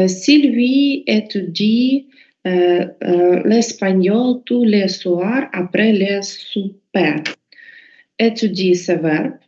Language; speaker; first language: French; non-native, learner; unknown